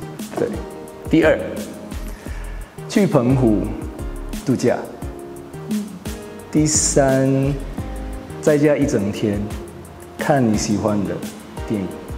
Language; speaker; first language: Chinese; non-native, fluent; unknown